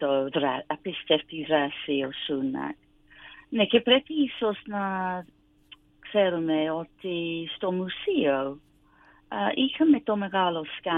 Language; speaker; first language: Greek; non-native, learner; English